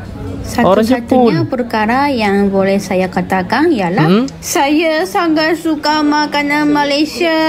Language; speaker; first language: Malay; non-native, fluent; Japanese